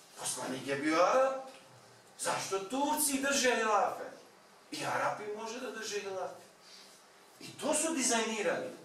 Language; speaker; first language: Bosnian; non-native, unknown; Turkish